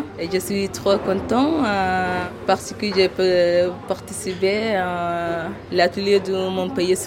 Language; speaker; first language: French; non-native, learner; Arabic